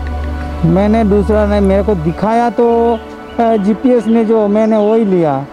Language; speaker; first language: Hindi; non-native, local second language; Bangla